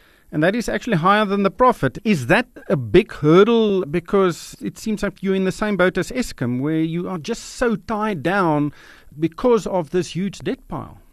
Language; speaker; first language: English; non-native, local second language; Afrikaans